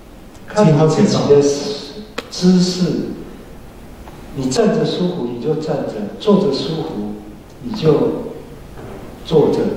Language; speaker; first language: Chinese; native; Chinese